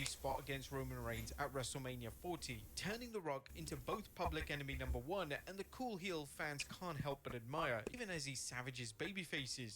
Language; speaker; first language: English; native; English